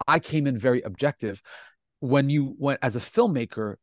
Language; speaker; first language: English; non-native, fluent; Italian